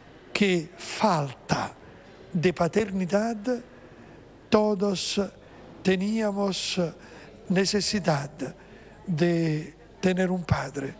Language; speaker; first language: Spanish; non-native, fluent; Italian